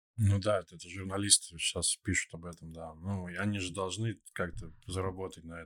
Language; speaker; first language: Russian; native; Russian